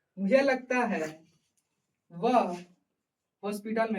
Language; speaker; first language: Hindi; native; Hindi